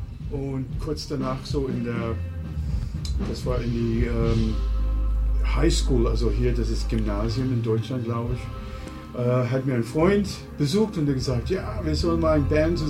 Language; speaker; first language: German; non-native, fluent; English